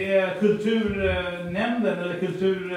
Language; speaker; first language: Swedish; early bilingual, other home language; Assyrian Neo-Aramaic